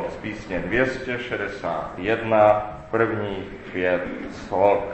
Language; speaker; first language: Czech; native; Czech